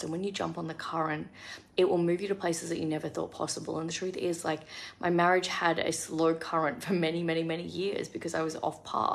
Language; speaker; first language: English; native; English